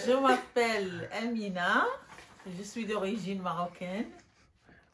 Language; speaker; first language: French; non-native, local second language; Arabic